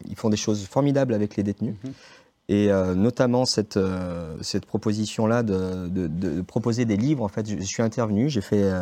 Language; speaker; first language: French; native; French